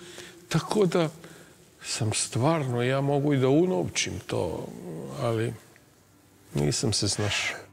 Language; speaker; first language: Serbian; native; Serbian